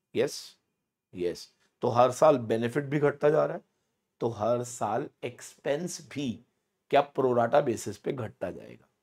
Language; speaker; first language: Hindi; native; Hindi